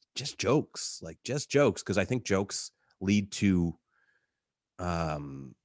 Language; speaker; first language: English; native; English